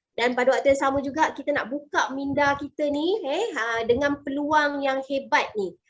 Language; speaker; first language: Malay; native; Malay